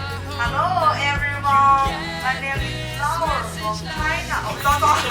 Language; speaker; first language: English; non-native, learner; Chinese